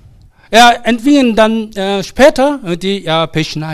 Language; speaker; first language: German; non-native, learner; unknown